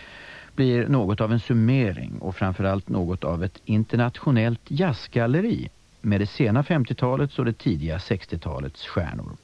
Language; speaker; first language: Swedish; native; Swedish